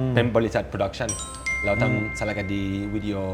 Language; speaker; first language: Thai; non-native, learner; Spanish